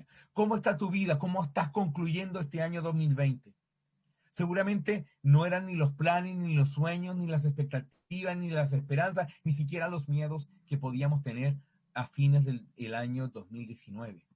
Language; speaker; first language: Spanish; native; Spanish